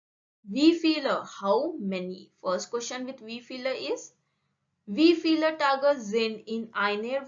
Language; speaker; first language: German; non-native, learner; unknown